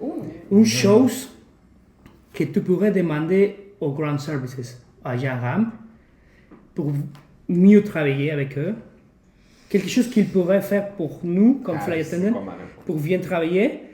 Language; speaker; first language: French; non-native, fluent; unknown